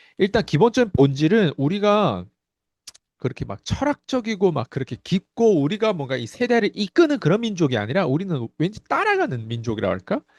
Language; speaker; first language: Korean; non-native, fluent; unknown